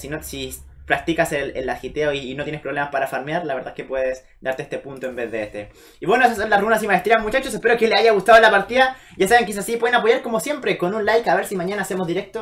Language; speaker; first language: Spanish; native; Spanish